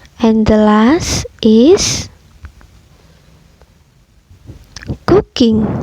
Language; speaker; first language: English; non-native, fluent; Indonesian